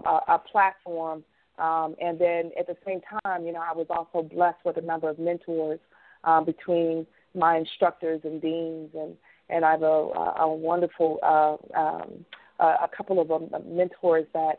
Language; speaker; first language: English; native; English